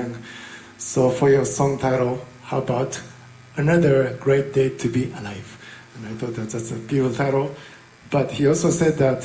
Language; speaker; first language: English; non-native, fluent; Japanese